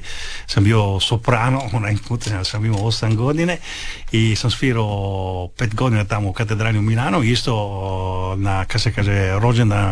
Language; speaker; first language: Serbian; early bilingual, heritage; Italian